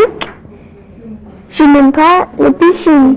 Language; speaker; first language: French; non-native, learner; English